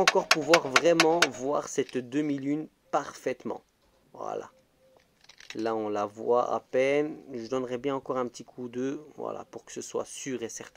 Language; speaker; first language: French; native; French